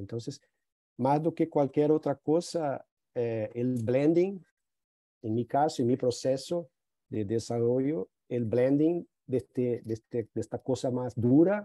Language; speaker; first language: Spanish; non-native, fluent; Portuguese